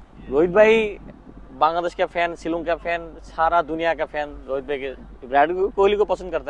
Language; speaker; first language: Hindi; non-native, learner; Bangla